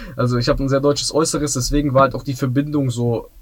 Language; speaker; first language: German; native; German